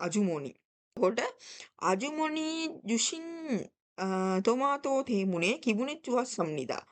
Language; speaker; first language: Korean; non-native, fluent; Sinhala